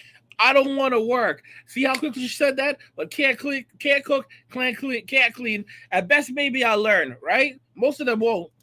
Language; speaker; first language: English; native; English